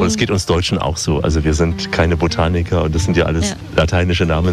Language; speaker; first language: German; native; German